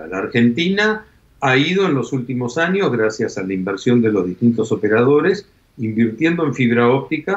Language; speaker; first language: Spanish; native; Spanish